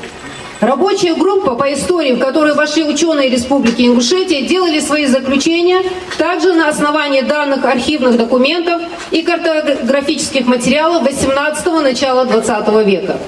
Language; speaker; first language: Russian; non-native, local second language; Ingush